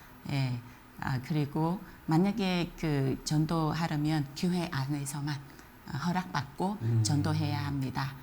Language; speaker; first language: Korean; non-native, fluent; Vietnamese